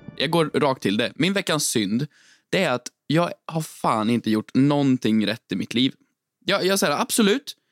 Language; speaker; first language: Swedish; native; Swedish